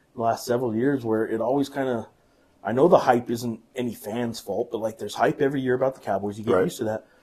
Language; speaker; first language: English; native; English